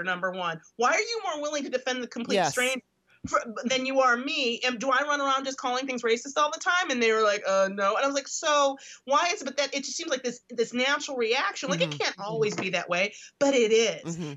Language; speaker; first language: English; native; English